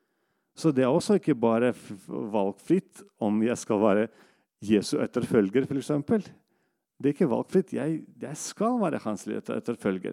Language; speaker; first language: Norwegian; non-native, fluent; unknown